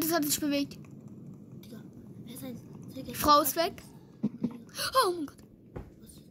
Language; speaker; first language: German; native; German